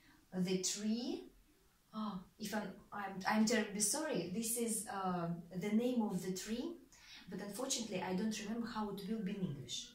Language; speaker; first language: English; non-native, fluent; Russian